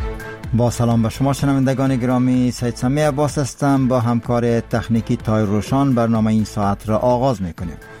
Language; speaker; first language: Persian; native; Persian